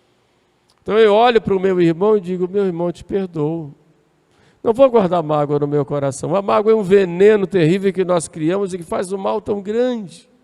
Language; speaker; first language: Portuguese; native; Portuguese